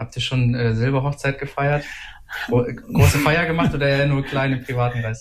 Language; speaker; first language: German; native; German